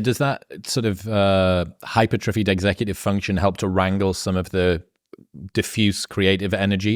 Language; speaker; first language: English; native; English